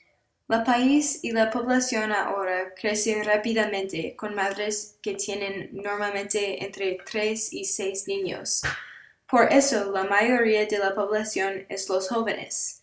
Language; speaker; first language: Spanish; non-native, learner; English